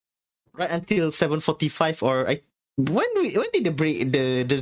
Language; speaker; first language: English; non-native, local second language; Malay